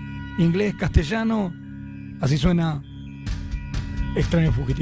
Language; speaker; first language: Spanish; native; Spanish